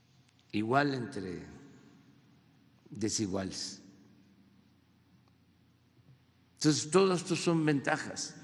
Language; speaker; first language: Spanish; native; Spanish